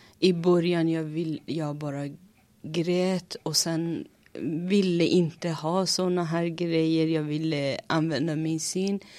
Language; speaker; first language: Swedish; non-native, fluent; Persian